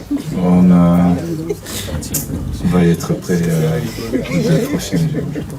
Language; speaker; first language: French; non-native, fluent; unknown